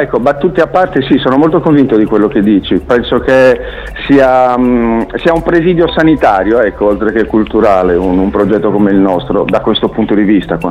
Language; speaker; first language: Italian; native; Italian